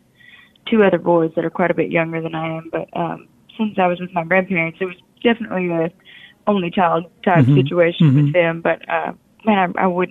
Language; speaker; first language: English; native; English